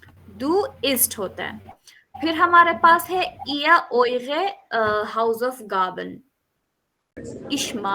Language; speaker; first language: German; non-native, fluent; Urdu